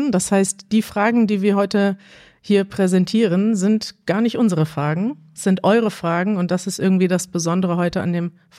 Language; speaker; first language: German; native; German